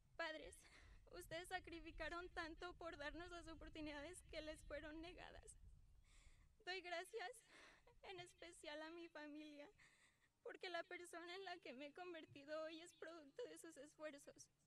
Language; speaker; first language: Spanish; early bilingual, other home language; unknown